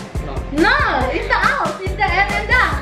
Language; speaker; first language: Swedish; non-native, learner; Indonesian